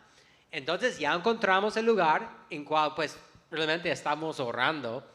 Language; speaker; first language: Spanish; non-native, fluent; English